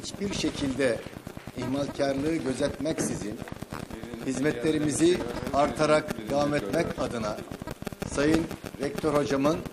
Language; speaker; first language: Turkish; native; Turkish